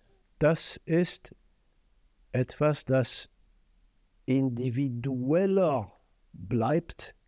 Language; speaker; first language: German; non-native, fluent; French